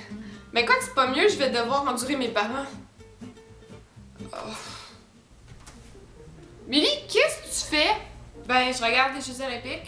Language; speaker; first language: French; native; French